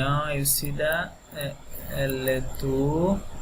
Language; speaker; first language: French; non-native, fluent; Bangla